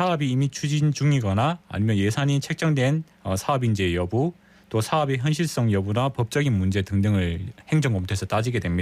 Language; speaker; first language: Korean; native; Korean